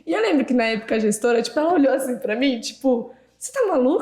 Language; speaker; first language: Portuguese; native; Portuguese